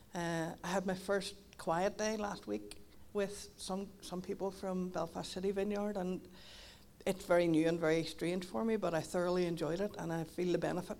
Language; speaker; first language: English; native; English